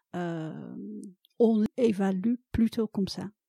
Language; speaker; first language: French; non-native, fluent; Dutch